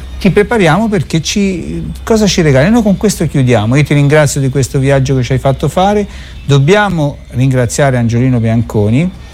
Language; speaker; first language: Italian; native; Italian